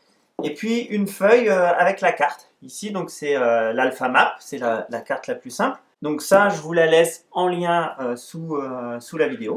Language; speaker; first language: French; native; French